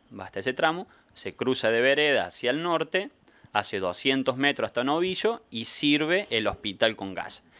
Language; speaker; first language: Spanish; native; Spanish